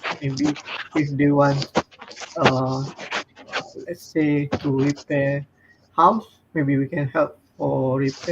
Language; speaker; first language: English; non-native, fluent; Malay